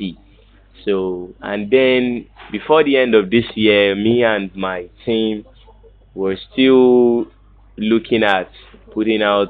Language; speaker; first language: English; non-native, local second language; Yoruba